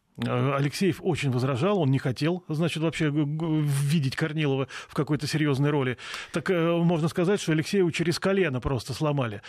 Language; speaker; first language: Russian; native; Russian